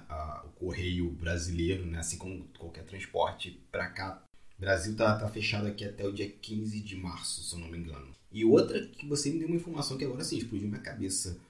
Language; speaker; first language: Portuguese; native; Portuguese